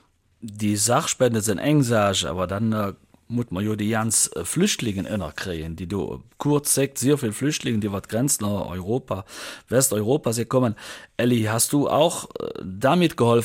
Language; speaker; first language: German; native; German